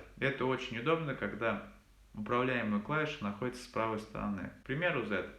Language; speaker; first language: Russian; native; Russian